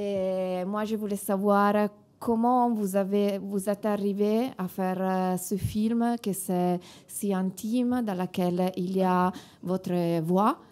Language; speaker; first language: French; non-native, fluent; Italian